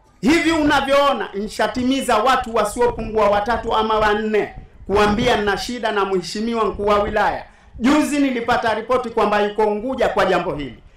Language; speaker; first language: Swahili; native; Swahili